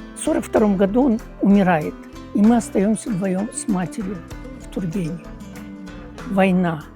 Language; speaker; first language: Russian; non-native, local second language; Uyghur